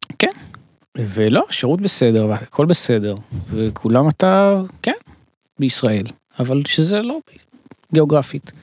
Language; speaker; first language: Hebrew; native; Hebrew